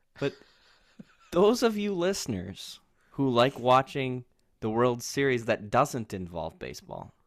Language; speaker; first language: English; native; English